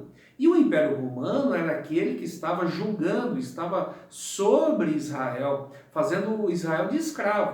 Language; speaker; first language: Portuguese; native; Portuguese